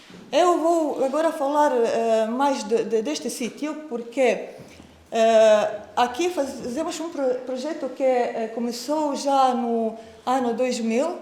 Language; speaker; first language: Portuguese; non-native, fluent; Croatian